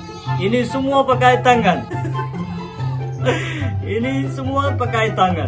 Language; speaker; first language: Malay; non-native, learner; Urdu